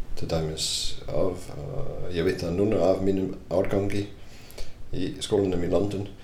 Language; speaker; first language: Icelandic; non-native, fluent; English